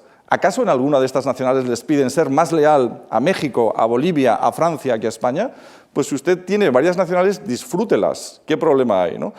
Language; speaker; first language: Spanish; native; Spanish